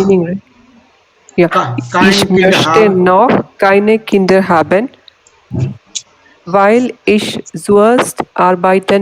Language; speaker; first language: German; non-native, learner; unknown